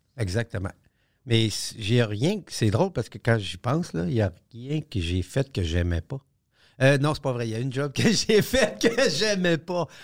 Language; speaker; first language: French; native; French